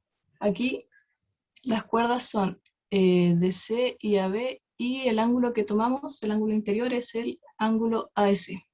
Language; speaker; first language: Spanish; native; Spanish